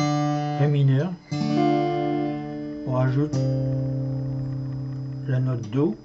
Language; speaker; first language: French; native; French